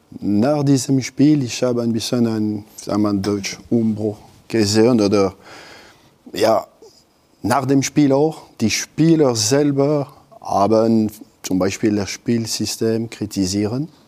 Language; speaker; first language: German; non-native, local second language; French